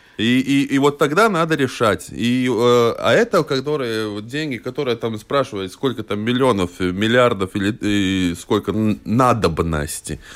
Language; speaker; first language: Russian; non-native, local second language; Latvian